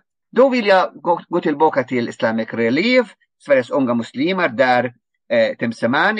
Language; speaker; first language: Swedish; non-native, fluent; Arabic